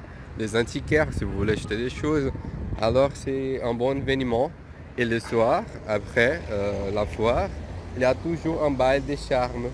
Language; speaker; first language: French; non-native, fluent; Portuguese